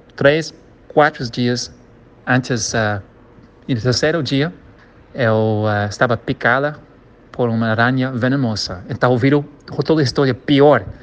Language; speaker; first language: Portuguese; non-native, learner; English